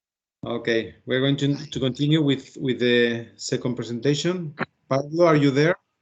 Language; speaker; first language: English; non-native, fluent; Spanish